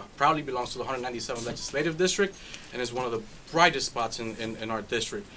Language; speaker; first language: English; early bilingual, other home language; Spanish